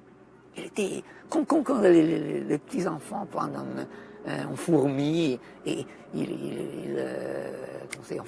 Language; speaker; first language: French; non-native, fluent; Italian